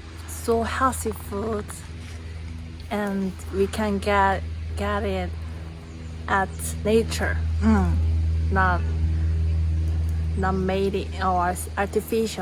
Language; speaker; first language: English; non-native, learner; Korean